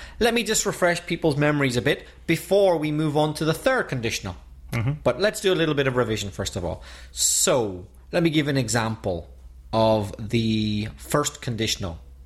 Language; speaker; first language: English; native; English